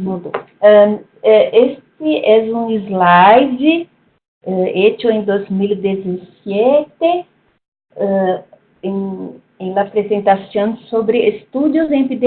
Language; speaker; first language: Spanish; non-native, fluent; Portuguese